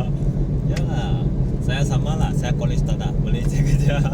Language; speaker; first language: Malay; non-native, learner; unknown